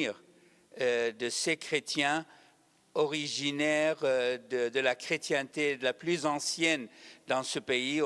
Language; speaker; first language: French; non-native, fluent; Arabic